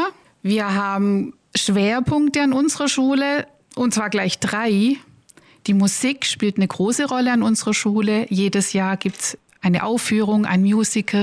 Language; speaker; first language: German; native; German